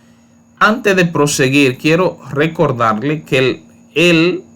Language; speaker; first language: Spanish; native; Spanish